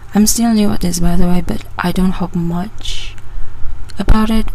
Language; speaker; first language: English; non-native, local second language; Malay